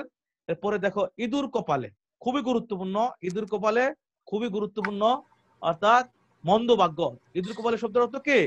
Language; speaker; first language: Bangla; native; Bangla